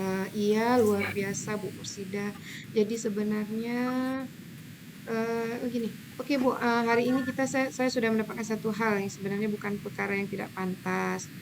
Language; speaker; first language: Indonesian; native; Indonesian